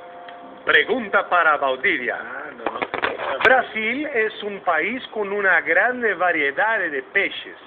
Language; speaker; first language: Spanish; non-native, learner; Portuguese